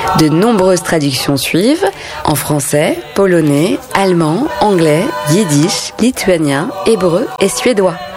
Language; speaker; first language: French; native; French